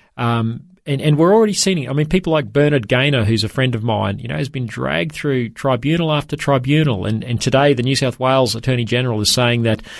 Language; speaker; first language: English; native; English